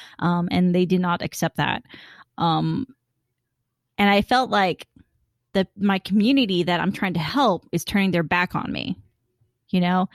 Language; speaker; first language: English; early bilingual, other home language; Khmer